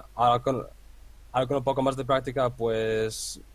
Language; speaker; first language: Spanish; non-native, fluent; Dutch